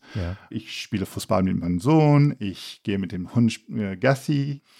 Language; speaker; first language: German; non-native, fluent; English